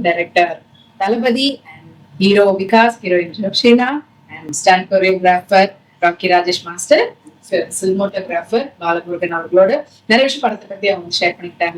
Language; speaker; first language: Tamil; native; Tamil